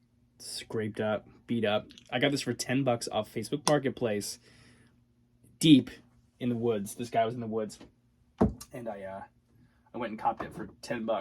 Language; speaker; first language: English; native; English